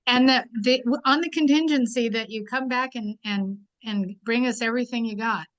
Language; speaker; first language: English; native; English